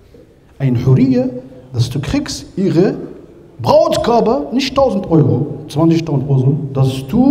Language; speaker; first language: German; non-native, learner; Arabic